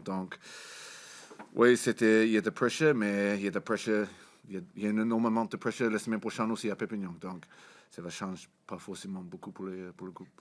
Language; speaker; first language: French; non-native, fluent; English